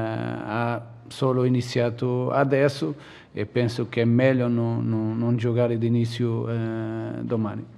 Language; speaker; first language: Italian; non-native, fluent; Portuguese